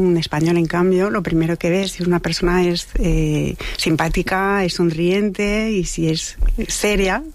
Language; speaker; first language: Spanish; non-native, fluent; French